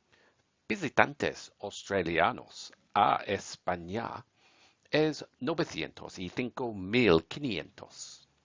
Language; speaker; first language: Spanish; non-native, learner; English